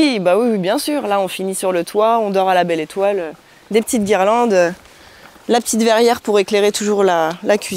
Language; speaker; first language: French; native; French